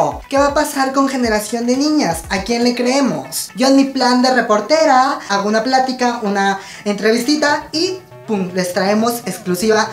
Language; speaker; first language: Spanish; native; Spanish